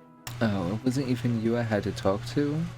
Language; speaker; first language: English; native; English